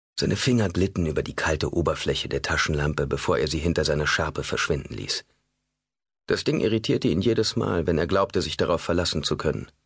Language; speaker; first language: German; native; German